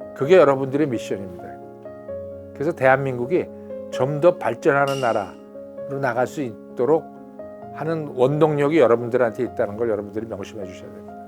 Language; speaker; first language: Korean; native; Korean